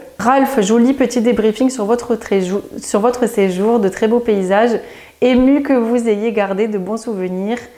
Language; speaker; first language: French; native; French